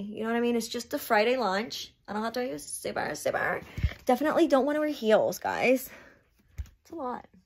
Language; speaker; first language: English; early bilingual, other home language; Spanish